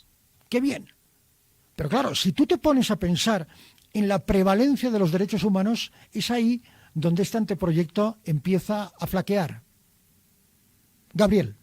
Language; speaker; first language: Spanish; native; Spanish